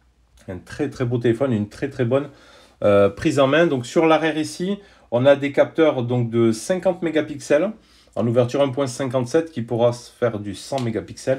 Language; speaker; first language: French; native; French